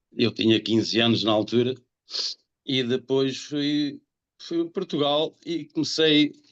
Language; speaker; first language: Portuguese; native; Portuguese